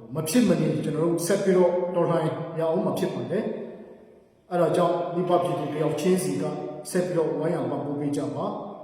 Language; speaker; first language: Burmese; non-native, local second language; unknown